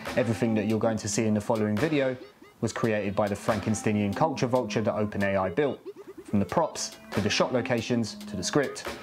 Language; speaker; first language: English; native; English